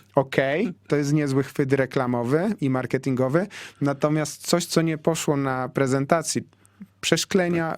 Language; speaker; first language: Polish; native; Polish